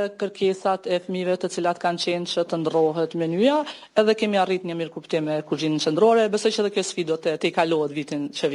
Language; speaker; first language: Albanian; native; Albanian